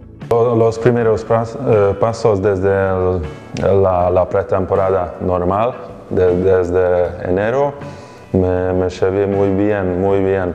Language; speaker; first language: Spanish; non-native, fluent; Hungarian